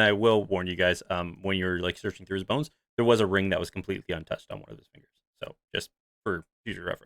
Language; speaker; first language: English; native; English